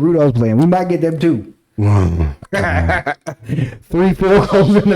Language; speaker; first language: English; native; English